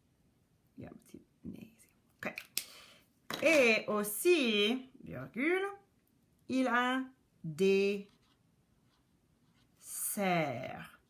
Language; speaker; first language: French; non-native, local second language; English